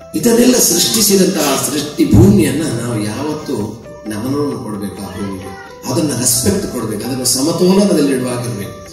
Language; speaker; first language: Kannada; non-native, local second language; Tulu